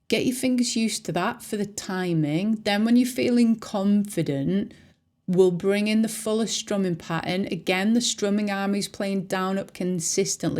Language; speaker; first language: English; native; English